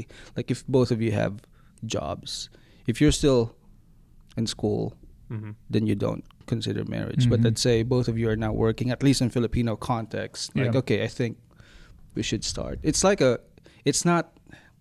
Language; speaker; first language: English; non-native, local second language; Waray